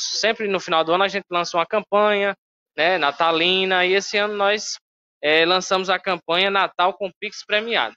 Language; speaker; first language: Portuguese; native; Portuguese